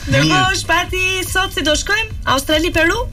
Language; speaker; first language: Albanian; native; Albanian